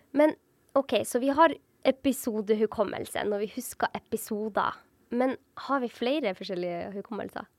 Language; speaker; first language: Norwegian; native; Norwegian